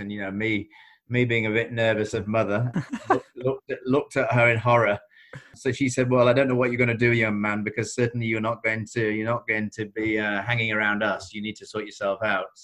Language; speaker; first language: English; native; English